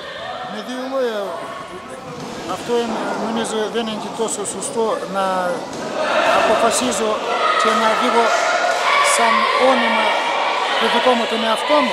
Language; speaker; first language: Greek; non-native, learner; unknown